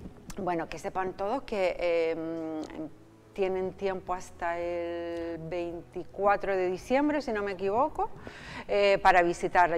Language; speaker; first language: Spanish; native; Spanish